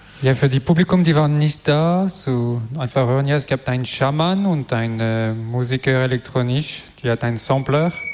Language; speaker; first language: German; non-native, learner; French